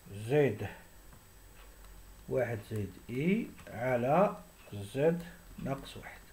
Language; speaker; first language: Arabic; native; Arabic